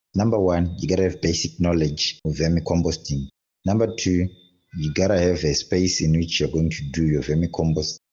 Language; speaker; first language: English; non-native, local second language; Shona